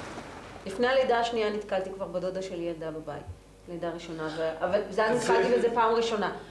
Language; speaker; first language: Hebrew; native; Hebrew